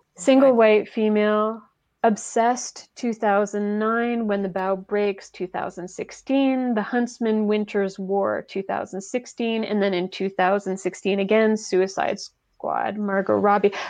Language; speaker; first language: English; non-native, fluent; French